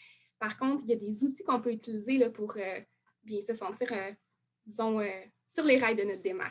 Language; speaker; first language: French; native; French